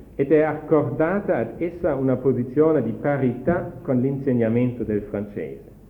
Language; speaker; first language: Italian; non-native, fluent; German